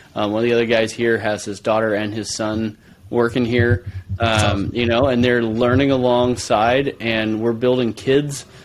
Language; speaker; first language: English; native; English